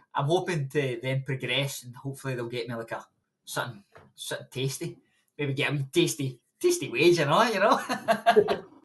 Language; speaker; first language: English; native; English